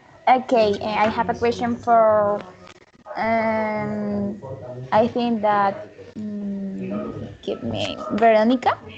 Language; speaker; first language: English; non-native, learner; Spanish